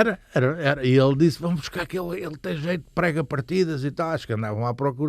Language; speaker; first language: Portuguese; native; Portuguese